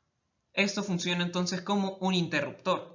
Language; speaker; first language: Spanish; native; Spanish